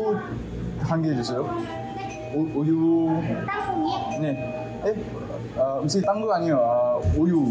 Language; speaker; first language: Korean; non-native, learner; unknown